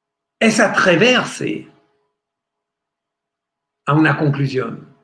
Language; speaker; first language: Spanish; non-native, fluent; French